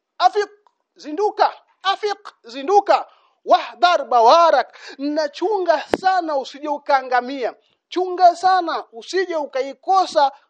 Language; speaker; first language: Swahili; native; Swahili